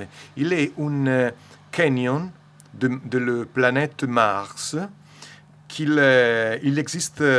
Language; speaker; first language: French; non-native, learner; Italian